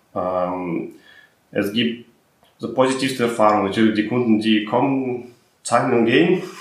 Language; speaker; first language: German; non-native, fluent; Russian